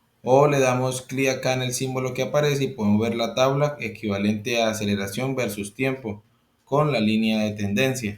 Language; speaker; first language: Spanish; native; Spanish